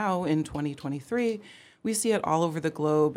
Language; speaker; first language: English; native; English